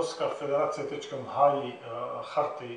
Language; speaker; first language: Czech; non-native, fluent; Arabic